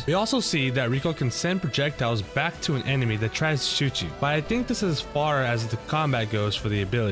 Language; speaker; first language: English; native; English